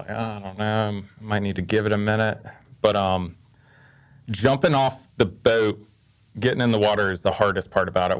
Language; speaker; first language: English; native; English